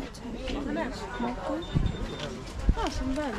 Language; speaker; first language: Italian; non-native, learner; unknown